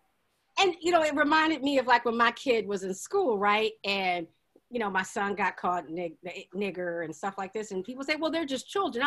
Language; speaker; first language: English; native; English